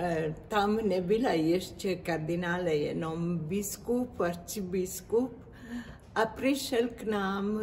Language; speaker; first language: Czech; non-native, learner; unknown